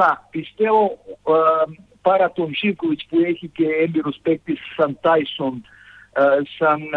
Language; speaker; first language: Greek; non-native, fluent; Serbian